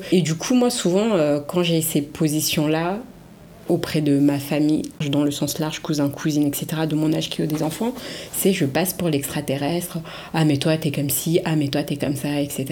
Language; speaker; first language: French; early bilingual, other home language; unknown